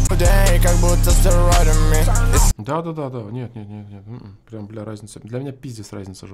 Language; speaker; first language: Russian; native; Russian